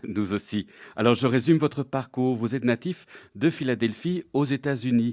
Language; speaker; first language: French; native; French